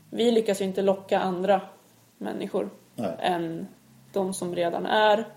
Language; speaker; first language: Swedish; native; Swedish